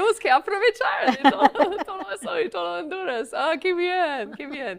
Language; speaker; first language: Spanish; non-native, fluent; English